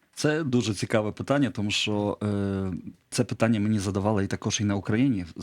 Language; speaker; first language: Ukrainian; non-native, local second language; Polish